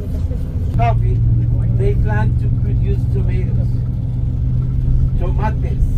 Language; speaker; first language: English; non-native, learner; Spanish